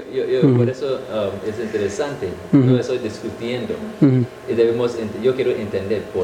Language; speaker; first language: Spanish; non-native, fluent; English